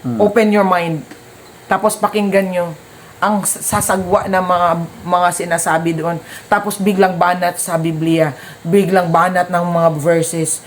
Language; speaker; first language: Filipino; non-native, local second language; Cebuano